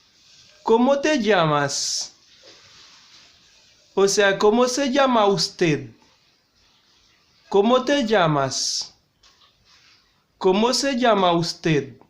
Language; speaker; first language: Spanish; non-native, learner; Haitian Creole